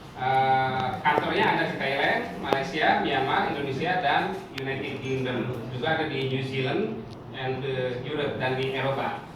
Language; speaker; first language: Indonesian; native; Indonesian